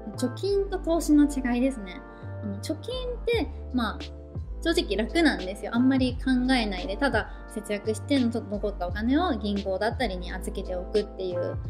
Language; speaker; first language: Japanese; native; Japanese